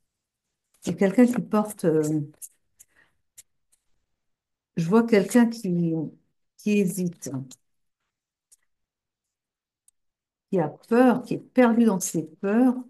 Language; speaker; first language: French; native; French